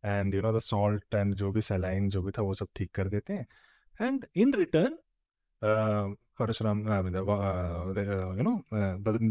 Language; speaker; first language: English; non-native, local second language; Tulu